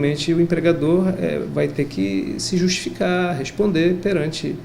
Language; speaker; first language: Portuguese; native; Portuguese